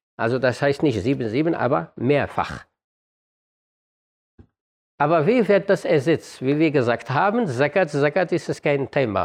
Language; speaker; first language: German; non-native, fluent; Arabic